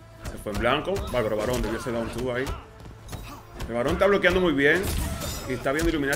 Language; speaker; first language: Spanish; native; Spanish